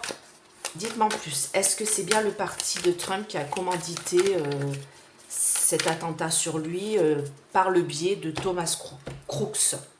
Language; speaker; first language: French; native; French